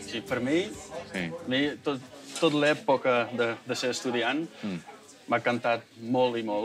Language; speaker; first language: Catalan; non-native, fluent; Dutch